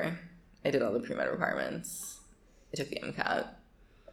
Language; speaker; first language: English; native; English